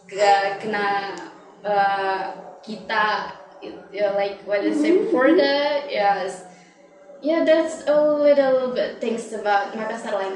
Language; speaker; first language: English; non-native, learner; Indonesian